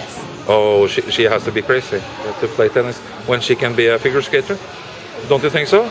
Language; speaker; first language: English; non-native, fluent; Norwegian